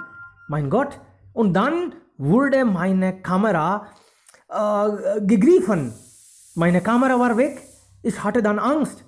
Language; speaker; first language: German; non-native, fluent; Hindi